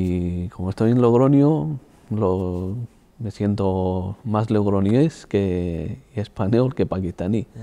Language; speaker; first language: Spanish; non-native, fluent; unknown